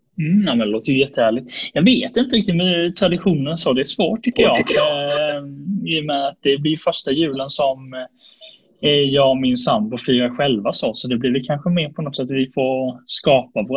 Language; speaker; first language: Swedish; native; Swedish